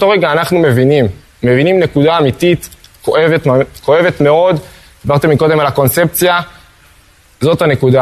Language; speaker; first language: Hebrew; native; Hebrew